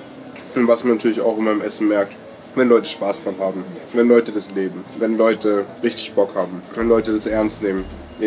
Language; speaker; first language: German; native; German